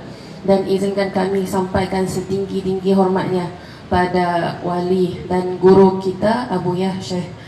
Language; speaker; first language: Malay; non-native, fluent; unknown